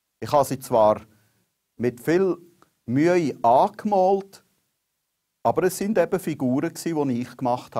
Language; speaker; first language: German; native; German